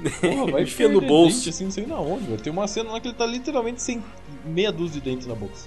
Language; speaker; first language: Portuguese; native; Portuguese